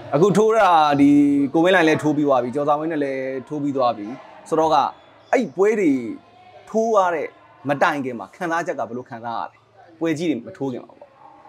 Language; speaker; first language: Burmese; native; Burmese